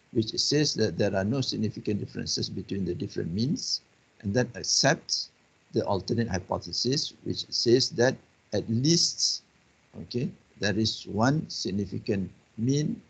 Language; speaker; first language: English; non-native, local second language; Malay